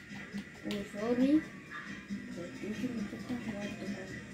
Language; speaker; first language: Spanish; early bilingual, heritage; Spanish